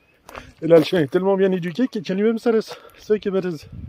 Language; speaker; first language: French; native; French